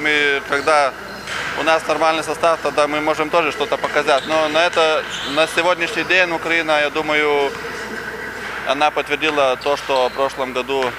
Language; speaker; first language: Russian; non-native, fluent; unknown